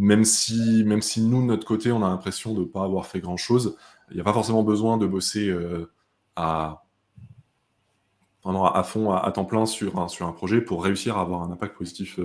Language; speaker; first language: French; native; French